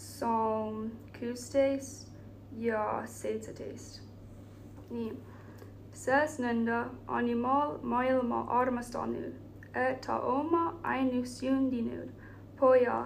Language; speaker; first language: Estonian; non-native, learner; Finnish